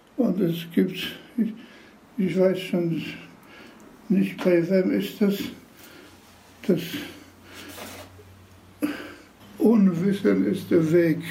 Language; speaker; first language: German; non-native, fluent; Polish